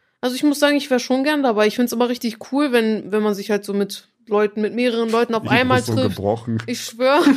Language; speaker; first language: German; native; German